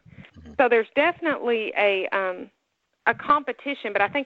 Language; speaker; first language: English; native; English